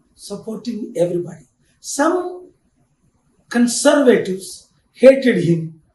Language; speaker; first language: English; non-native, local second language; Telugu